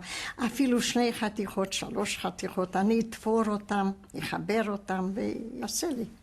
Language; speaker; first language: Hebrew; non-native, fluent; Hungarian